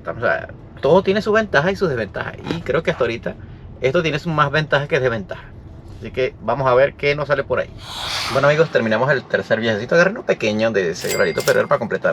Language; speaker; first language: Spanish; native; Spanish